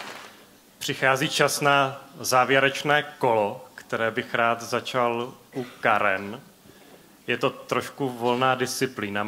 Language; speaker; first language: Czech; native; Czech